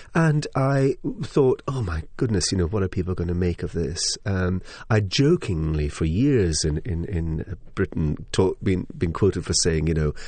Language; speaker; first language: English; native; English